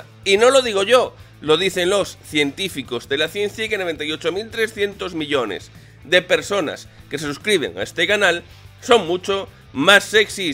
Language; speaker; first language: Spanish; native; Spanish